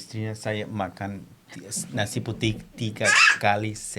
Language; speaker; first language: Indonesian; non-native, local second language; Spanish